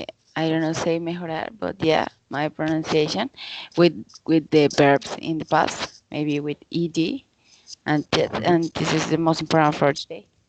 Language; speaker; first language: English; non-native, learner; Spanish